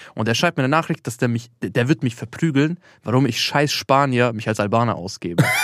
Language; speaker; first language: German; early bilingual, other home language; Albanian